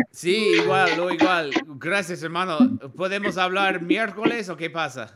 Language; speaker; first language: Spanish; non-native, learner; English